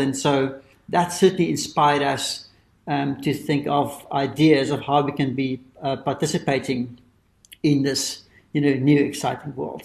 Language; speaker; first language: English; native; English